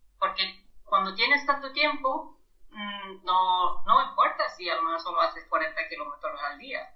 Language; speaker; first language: Spanish; non-native, fluent; German